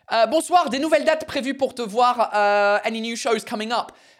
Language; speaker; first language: French; non-native, fluent; English